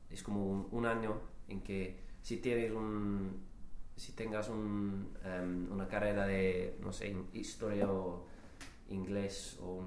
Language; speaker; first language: Spanish; non-native, fluent; English